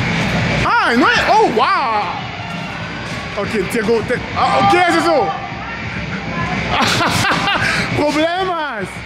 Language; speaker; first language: Spanish; non-native, learner; English